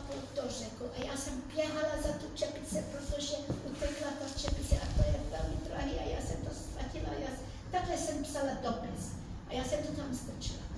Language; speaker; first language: Czech; early bilingual, heritage; Czech